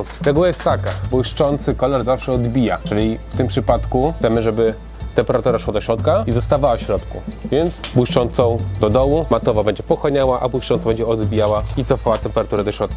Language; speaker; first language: Polish; native; Polish